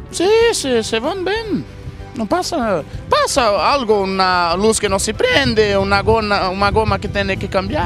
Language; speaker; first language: Spanish; non-native, learner; Portuguese